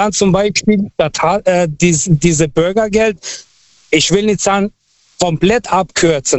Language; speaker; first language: German; non-native, fluent; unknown